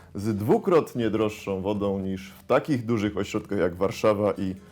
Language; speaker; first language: Polish; native; Polish